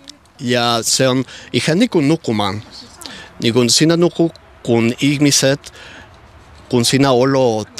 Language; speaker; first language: Finnish; non-native, learner; Spanish